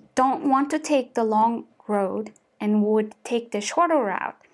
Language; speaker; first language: English; non-native, fluent; Mongolian